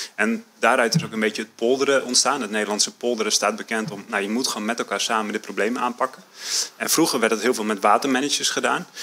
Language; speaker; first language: Dutch; native; Dutch